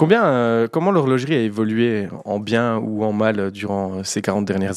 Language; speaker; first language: French; native; French